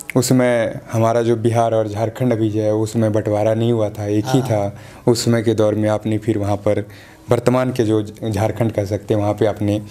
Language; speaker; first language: Hindi; native; Hindi